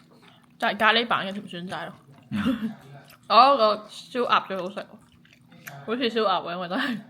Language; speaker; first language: Cantonese; native; Cantonese